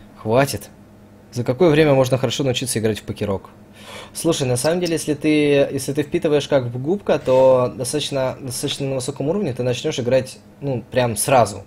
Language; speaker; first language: Russian; native; Russian